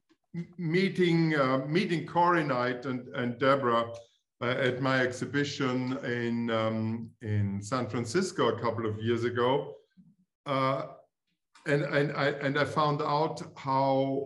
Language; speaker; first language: English; non-native, fluent; German